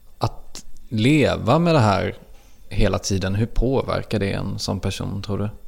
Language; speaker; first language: Swedish; native; Swedish